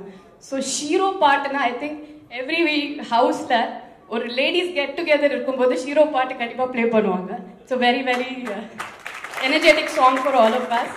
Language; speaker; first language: Tamil; non-native, fluent; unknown